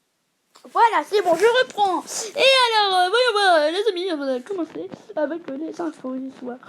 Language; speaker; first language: French; native; French